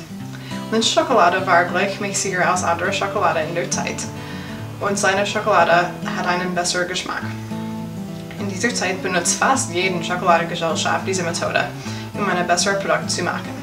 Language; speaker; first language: German; non-native, learner; English